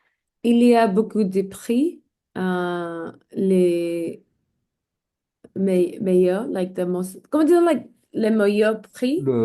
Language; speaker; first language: French; non-native, learner; English